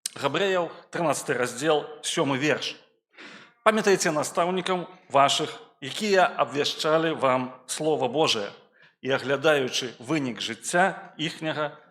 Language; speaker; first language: Belarusian; native; Belarusian